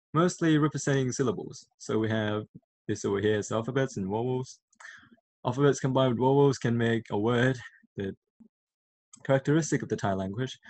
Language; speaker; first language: English; non-native, fluent; Thai